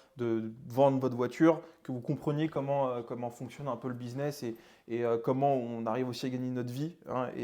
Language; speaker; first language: French; native; French